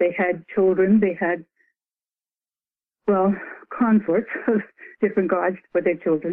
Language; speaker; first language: English; native; English